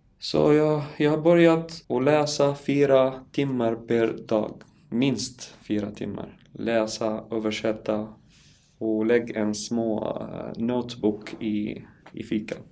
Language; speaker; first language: Swedish; non-native, learner; Arabic